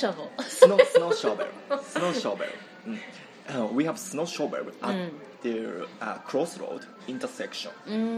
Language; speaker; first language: English; non-native, learner; Japanese